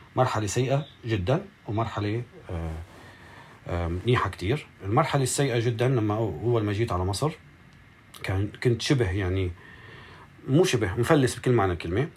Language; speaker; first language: Arabic; native; Arabic